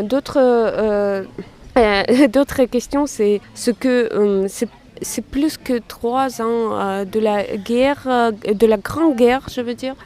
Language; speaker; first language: French; non-native, fluent; Russian